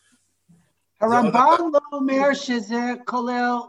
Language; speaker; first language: Hebrew; non-native, fluent; English